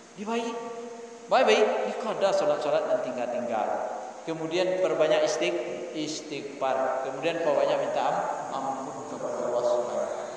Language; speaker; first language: Malay; non-native, local second language; Minangkabau